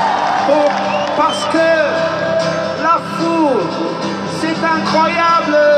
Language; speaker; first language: French; non-native, learner; English